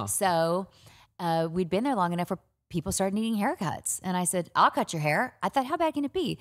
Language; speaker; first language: English; native; English